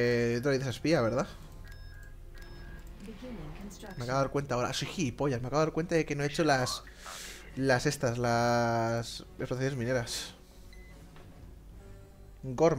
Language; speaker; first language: Spanish; native; Spanish